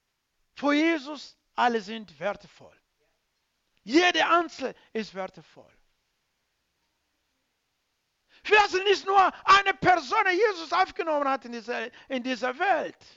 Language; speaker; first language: German; non-native, learner; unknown